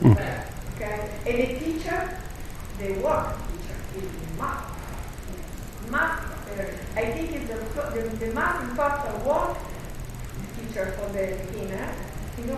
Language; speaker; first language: English; non-native, learner; Italian